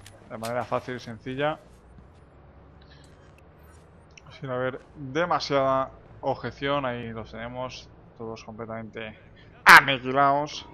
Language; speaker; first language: Spanish; native; Spanish